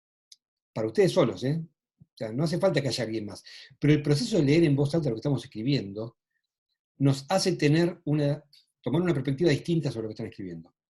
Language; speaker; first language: Spanish; native; Spanish